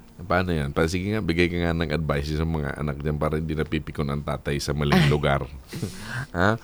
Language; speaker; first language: Filipino; non-native, local second language; Bikol